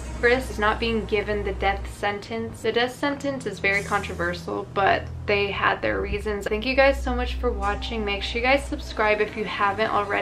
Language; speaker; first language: English; native; English